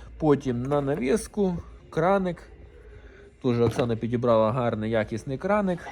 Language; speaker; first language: Ukrainian; native; Ukrainian